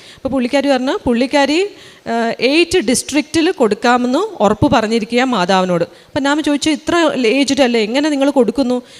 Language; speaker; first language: Malayalam; early bilingual, heritage; Malayalam